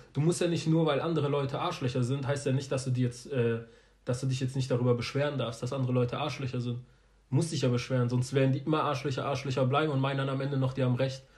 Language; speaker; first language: German; early bilingual, other home language; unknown